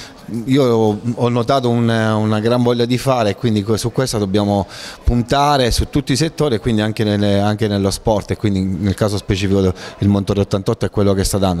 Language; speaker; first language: Italian; native; Italian